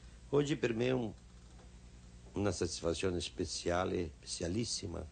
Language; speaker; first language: Italian; non-native, fluent; Portuguese